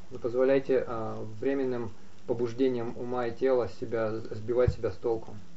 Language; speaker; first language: Russian; native; Russian